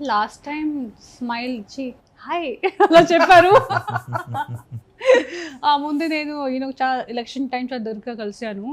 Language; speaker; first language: Telugu; non-native, fluent; Hindi